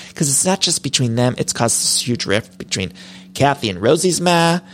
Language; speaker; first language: English; early bilingual, other home language; Italian